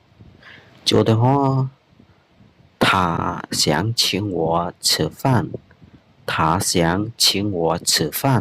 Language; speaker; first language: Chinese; non-native, fluent; Khmer